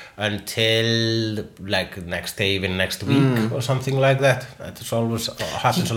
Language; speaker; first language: English; non-native, fluent; Icelandic